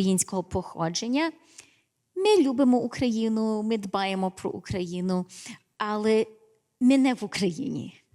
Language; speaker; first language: Ukrainian; early bilingual, heritage; English